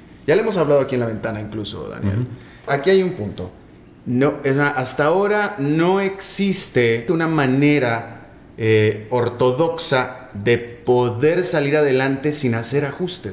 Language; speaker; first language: Spanish; native; Spanish